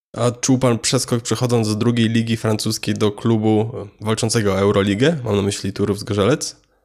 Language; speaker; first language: Polish; native; Polish